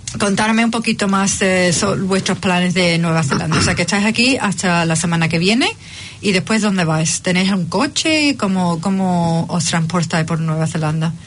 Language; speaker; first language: Spanish; native; Spanish